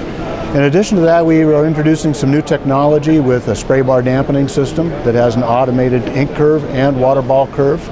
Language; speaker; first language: English; native; English